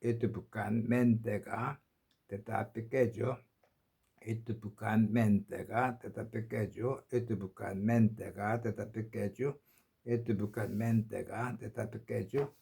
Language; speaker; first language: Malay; non-native, learner; Korean